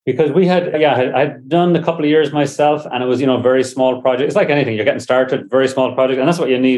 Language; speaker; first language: English; native; English